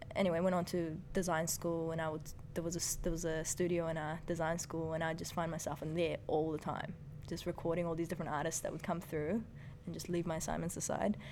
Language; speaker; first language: English; early bilingual, other home language; Persian